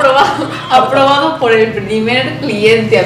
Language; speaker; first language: Spanish; non-native, fluent; Korean